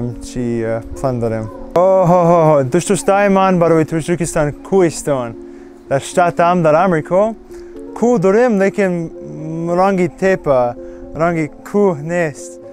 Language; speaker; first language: Persian; non-native, learner; English